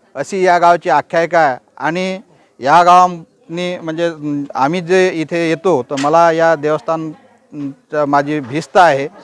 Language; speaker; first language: Marathi; native; Marathi